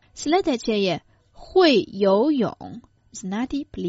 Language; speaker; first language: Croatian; non-native, fluent; Chinese